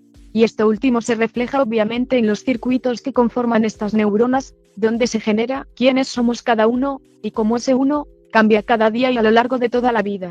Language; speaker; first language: Spanish; native; Spanish